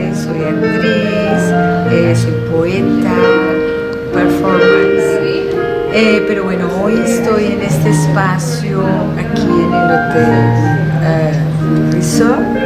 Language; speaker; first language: Spanish; native; Spanish